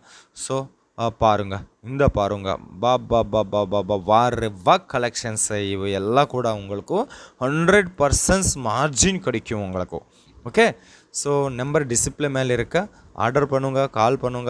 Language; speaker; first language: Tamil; non-native, local second language; Kannada